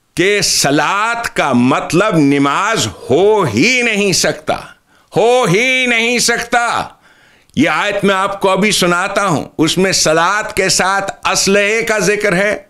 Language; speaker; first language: Urdu; native; Urdu